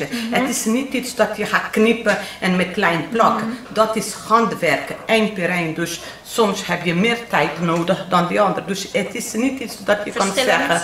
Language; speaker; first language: Dutch; non-native, learner; Portuguese